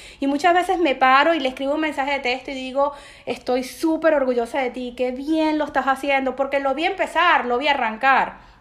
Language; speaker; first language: Spanish; native; Spanish